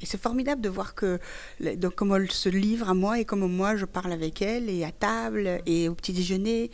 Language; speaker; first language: French; early bilingual, other home language; Persian